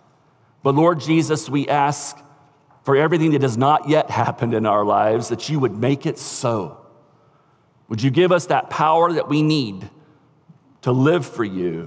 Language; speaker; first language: English; native; English